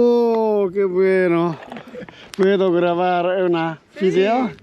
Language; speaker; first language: Spanish; non-native, learner; Korean